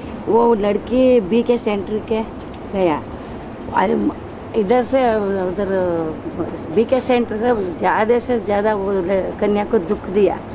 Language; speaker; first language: Hindi; non-native, local second language; Kannada